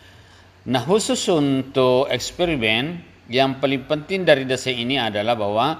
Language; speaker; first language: Indonesian; native; Indonesian